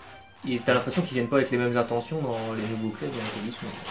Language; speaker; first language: French; native; French